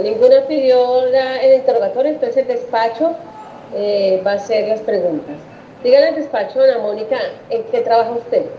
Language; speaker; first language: Spanish; native; Spanish